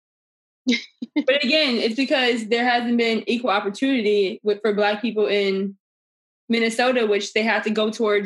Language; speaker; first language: English; native; English